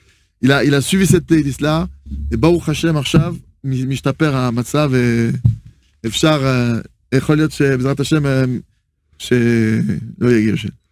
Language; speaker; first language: Hebrew; non-native, fluent; French